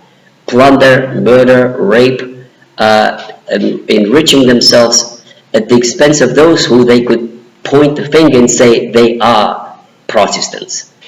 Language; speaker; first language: English; non-native, fluent; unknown